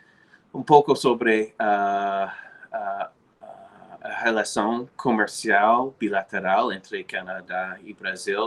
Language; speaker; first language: Portuguese; non-native, fluent; English